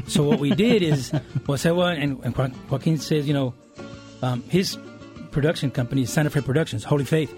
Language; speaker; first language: English; early bilingual, other home language; Spanish